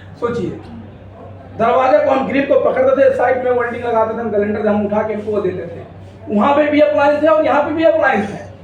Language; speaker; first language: Hindi; native; Hindi